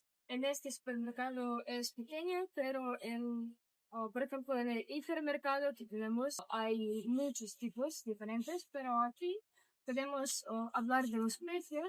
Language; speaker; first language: Spanish; non-native, fluent; Russian